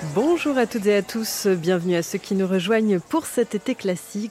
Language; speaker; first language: French; native; French